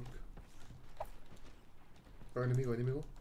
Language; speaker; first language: Spanish; non-native, learner; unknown